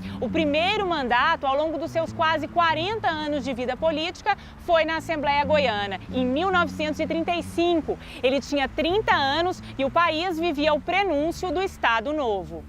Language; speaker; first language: Portuguese; native; Portuguese